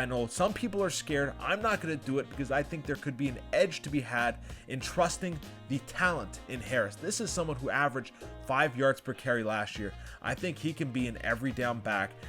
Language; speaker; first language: English; native; English